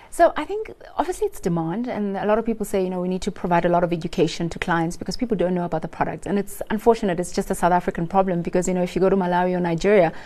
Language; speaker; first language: English; non-native, local second language; Xhosa